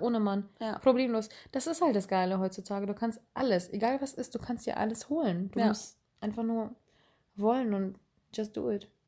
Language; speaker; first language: German; native; German